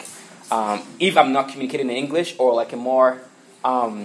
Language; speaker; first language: English; non-native, local second language; Igbo